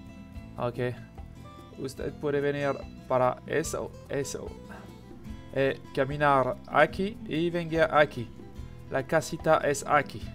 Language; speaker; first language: Spanish; non-native, learner; French